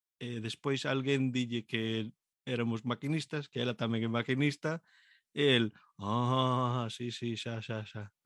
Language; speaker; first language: Galician; non-native, local second language; Spanish